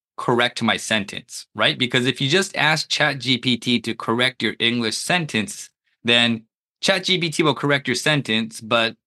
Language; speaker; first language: English; early bilingual, other home language; Japanese